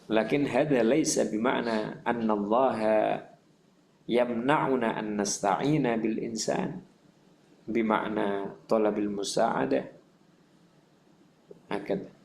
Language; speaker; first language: Arabic; non-native, fluent; Indonesian